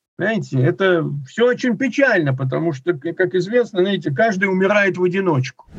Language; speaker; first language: Russian; native; Russian